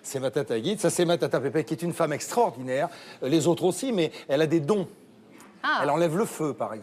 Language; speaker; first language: French; native; French